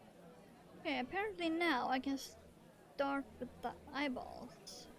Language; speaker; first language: English; non-native, fluent; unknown